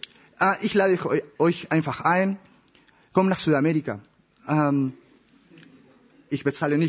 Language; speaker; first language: German; non-native, learner; Spanish